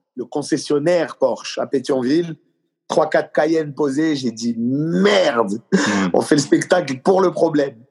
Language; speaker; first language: French; native; French